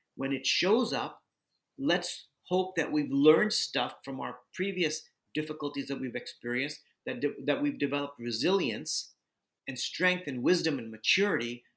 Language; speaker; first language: English; native; English